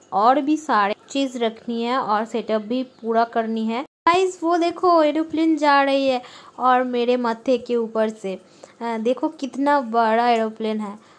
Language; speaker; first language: Hindi; non-native, local second language; Bangla